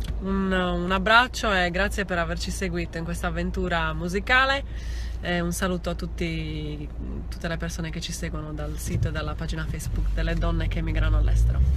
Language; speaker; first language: Italian; native; Italian